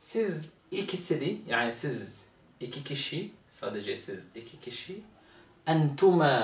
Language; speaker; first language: Turkish; non-native, fluent; Arabic